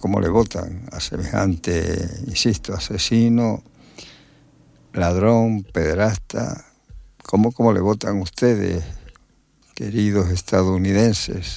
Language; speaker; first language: Spanish; native; Spanish